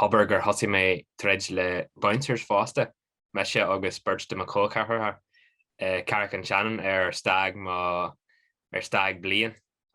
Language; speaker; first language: Irish; non-native, local second language; English